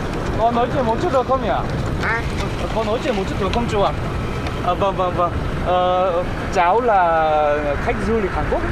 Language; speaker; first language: Vietnamese; non-native, fluent; Korean